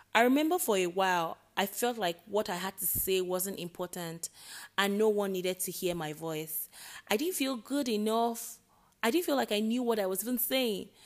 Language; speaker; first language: English; non-native, local second language; Yoruba